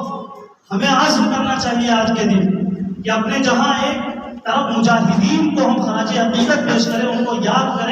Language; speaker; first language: Urdu; native; Urdu